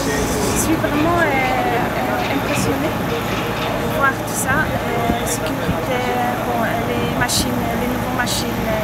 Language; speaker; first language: French; non-native, fluent; Polish